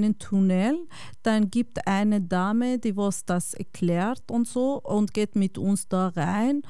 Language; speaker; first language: German; non-native, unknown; Kurdish